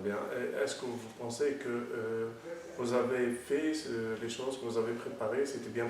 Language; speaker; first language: French; non-native, local second language; Arabic